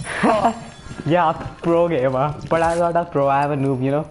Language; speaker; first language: English; non-native, local second language; Hindi